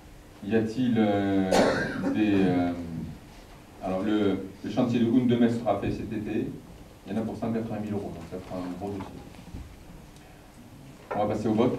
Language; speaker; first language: French; native; French